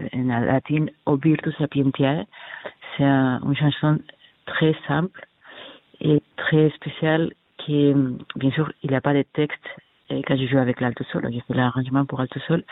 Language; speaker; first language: French; non-native, fluent; Spanish